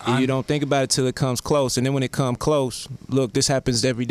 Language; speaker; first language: English; native; English